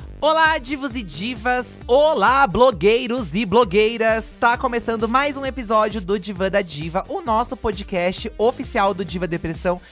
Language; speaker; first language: Portuguese; native; Portuguese